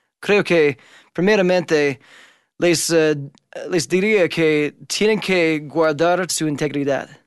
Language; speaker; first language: Spanish; non-native, fluent; English